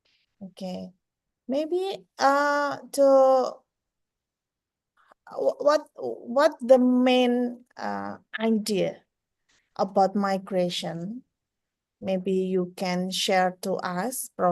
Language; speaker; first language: English; non-native, fluent; Indonesian